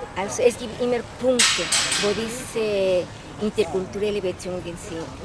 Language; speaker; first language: German; non-native, fluent; Spanish